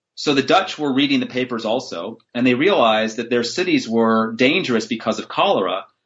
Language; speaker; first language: English; native; English